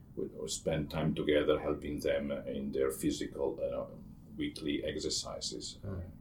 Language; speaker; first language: English; non-native, fluent; Italian